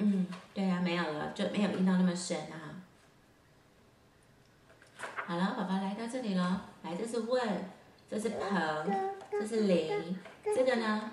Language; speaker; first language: Chinese; native; Chinese